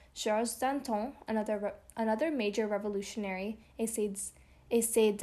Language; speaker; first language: French; non-native, learner; English